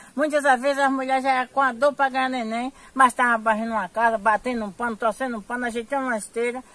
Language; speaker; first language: Portuguese; native; Portuguese